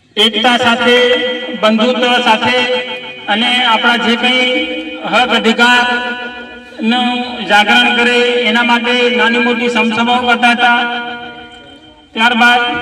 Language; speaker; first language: Gujarati; native; Gujarati